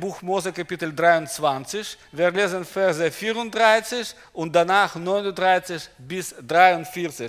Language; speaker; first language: German; non-native, learner; Russian